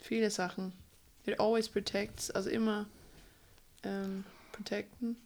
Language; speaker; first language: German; non-native, fluent; English